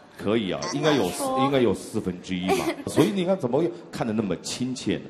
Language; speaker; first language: Chinese; native; Chinese